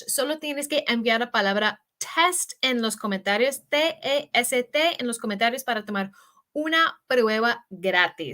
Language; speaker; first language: Spanish; non-native, fluent; English